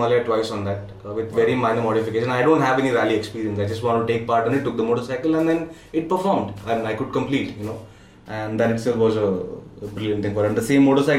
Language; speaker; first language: English; non-native, local second language; Konkani